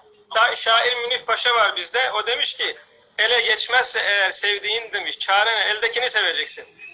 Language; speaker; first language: Turkish; native; Turkish